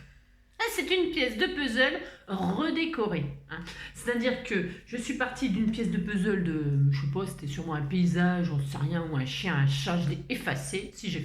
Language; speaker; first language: French; native; French